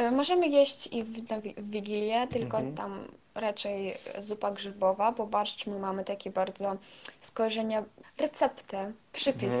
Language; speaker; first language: Polish; non-native, fluent; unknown